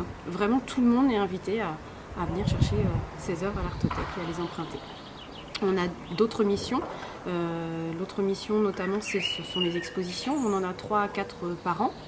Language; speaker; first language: French; native; French